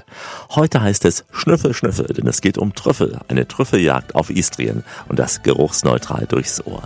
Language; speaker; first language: German; native; German